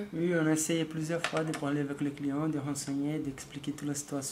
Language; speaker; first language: French; non-native, learner; Portuguese